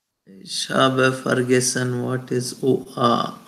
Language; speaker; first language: German; non-native, learner; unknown